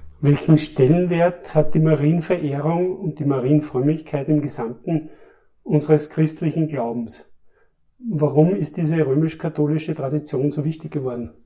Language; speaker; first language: German; native; German